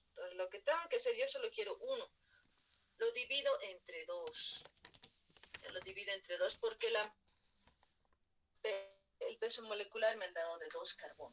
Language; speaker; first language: Spanish; native; Spanish